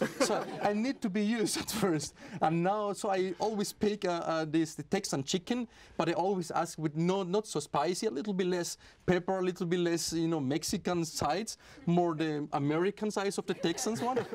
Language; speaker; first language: English; non-native, fluent; Spanish